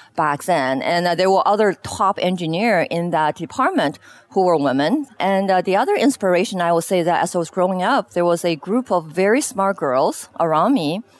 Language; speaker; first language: English; non-native, fluent; Chinese